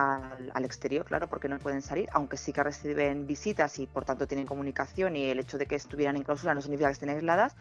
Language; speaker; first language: Spanish; native; Spanish